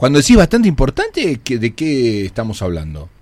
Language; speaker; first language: Spanish; native; Spanish